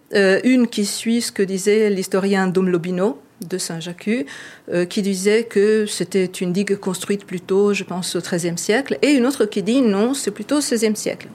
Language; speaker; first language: French; non-native, fluent; Italian